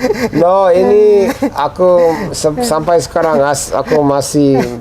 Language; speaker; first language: Indonesian; non-native, fluent; English